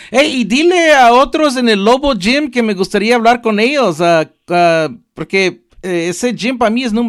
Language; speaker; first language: Spanish; early bilingual, heritage; Spanish